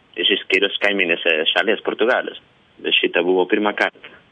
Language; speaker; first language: Lithuanian; non-native, learner; Spanish